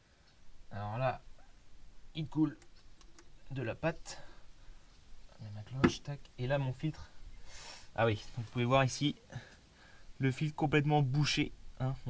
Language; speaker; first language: French; native; French